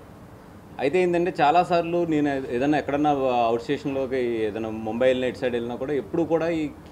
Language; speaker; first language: Telugu; native; Telugu